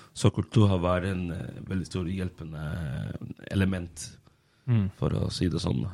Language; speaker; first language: Norwegian; non-native, fluent; Spanish